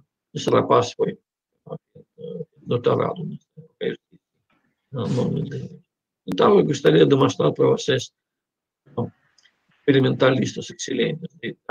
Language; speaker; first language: Portuguese; non-native, fluent; Russian